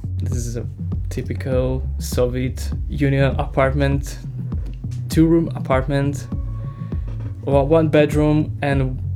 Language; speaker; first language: English; non-native, fluent; Ukrainian